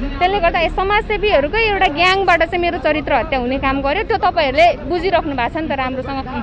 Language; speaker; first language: Nepali; native; Nepali